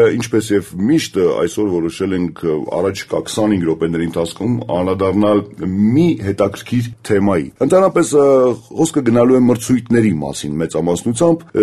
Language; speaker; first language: Armenian; native; Armenian